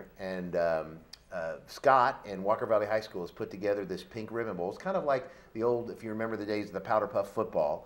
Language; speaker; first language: English; native; English